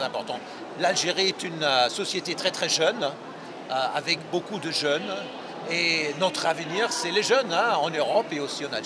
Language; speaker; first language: French; non-native, fluent; German